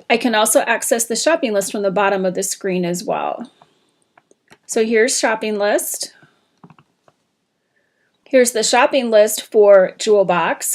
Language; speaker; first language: English; native; English